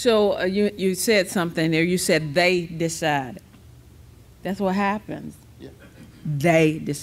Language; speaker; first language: English; native; English